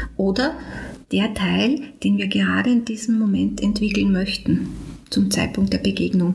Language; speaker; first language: German; native; German